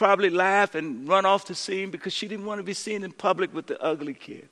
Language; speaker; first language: English; native; English